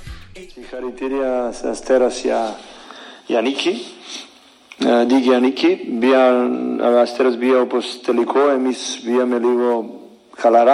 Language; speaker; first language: Greek; non-native, fluent; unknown